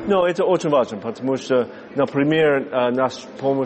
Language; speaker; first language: Russian; non-native, learner; Kyrgyz